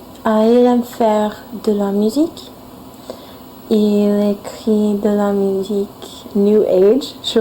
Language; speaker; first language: French; non-native, learner; English